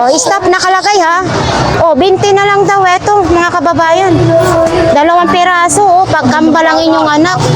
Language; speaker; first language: Filipino; non-native, local second language; Cebuano